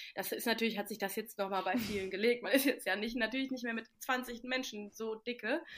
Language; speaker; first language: German; native; German